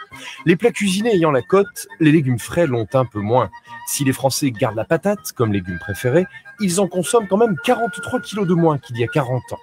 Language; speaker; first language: French; non-native, fluent; Spanish